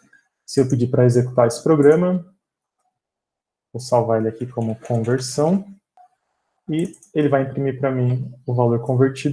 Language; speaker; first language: Portuguese; native; Portuguese